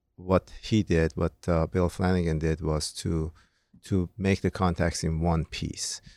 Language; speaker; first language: English; non-native, fluent; Persian